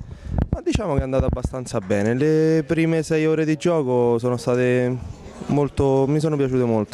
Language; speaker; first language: Italian; native; Italian